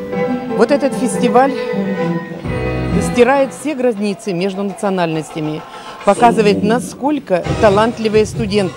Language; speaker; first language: Russian; native; Russian